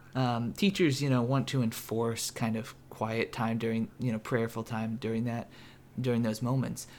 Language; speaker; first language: English; native; English